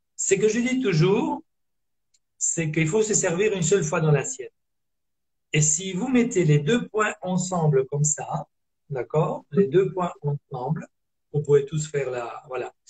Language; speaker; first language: French; non-native, fluent; Italian